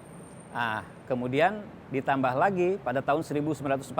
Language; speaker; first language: Indonesian; native; Indonesian